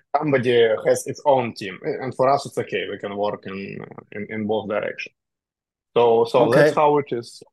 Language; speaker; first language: English; non-native, fluent; Russian